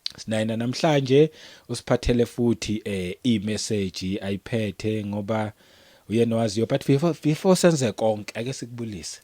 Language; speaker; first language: Zulu; native; Zulu